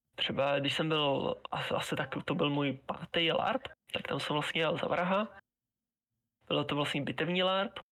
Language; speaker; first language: Czech; native; Czech